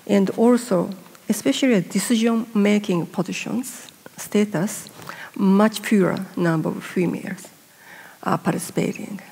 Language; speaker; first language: English; non-native, fluent; Japanese